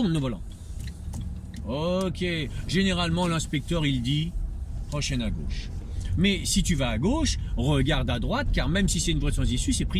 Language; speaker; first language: French; native; French